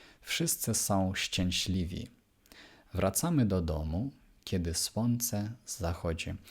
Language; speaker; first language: Polish; non-native, fluent; Ukrainian